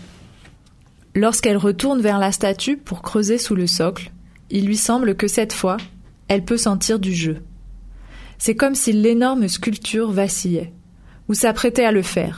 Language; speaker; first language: French; native; French